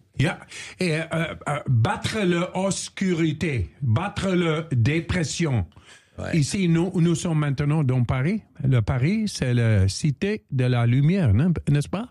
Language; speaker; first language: French; non-native, learner; Dutch